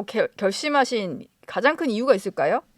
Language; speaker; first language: Korean; native; Korean